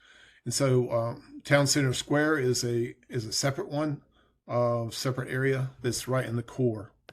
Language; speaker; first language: English; native; English